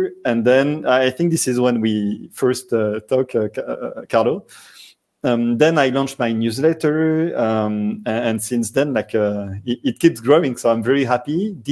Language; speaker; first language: English; non-native, fluent; French